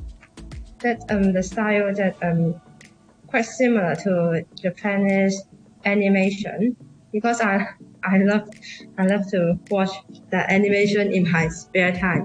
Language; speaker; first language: English; non-native, local second language; Cantonese